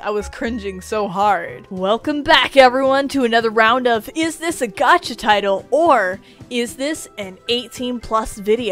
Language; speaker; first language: English; native; English